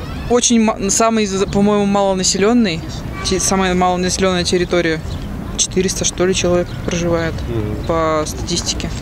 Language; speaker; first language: Russian; native; Russian